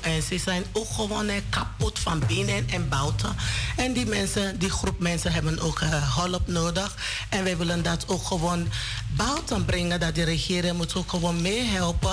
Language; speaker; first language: Dutch; non-native, learner; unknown